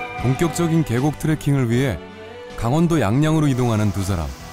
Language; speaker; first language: Korean; native; Korean